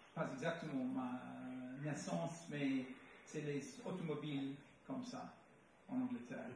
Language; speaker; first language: French; non-native, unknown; English